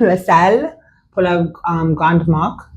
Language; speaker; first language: French; non-native, learner; English